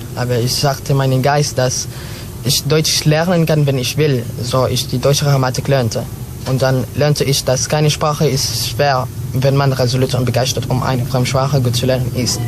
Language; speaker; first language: German; non-native, learner; Filipino